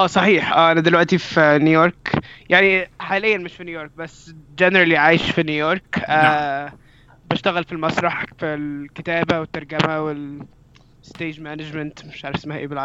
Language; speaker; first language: Arabic; native; Arabic